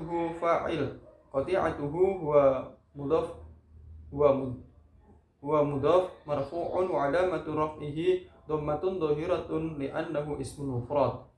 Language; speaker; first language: Arabic; non-native, learner; Indonesian